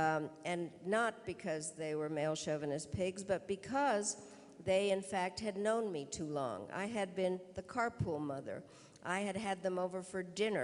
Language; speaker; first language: English; early bilingual, other home language; Czech